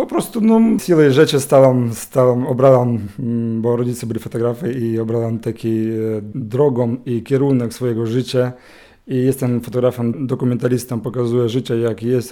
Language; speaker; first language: Polish; non-native, learner; Ukrainian